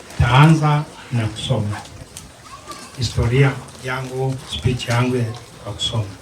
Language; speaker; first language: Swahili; non-native, local second language; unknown